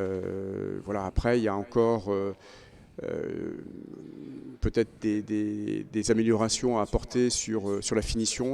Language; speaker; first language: French; native; French